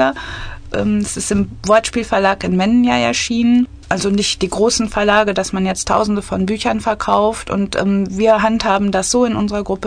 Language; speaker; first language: German; native; German